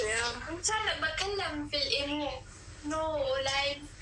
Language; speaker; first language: Arabic; non-native, learner; Bangla